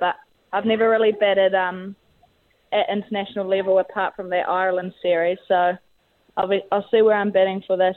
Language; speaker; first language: English; native; English